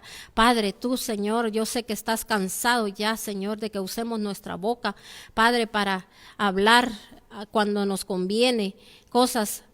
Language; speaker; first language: Spanish; native; Spanish